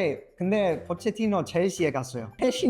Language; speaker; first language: Korean; non-native, learner; English